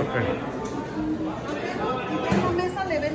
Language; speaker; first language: Spanish; native; Spanish